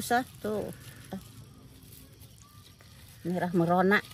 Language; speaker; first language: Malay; non-native, local second language; Sundanese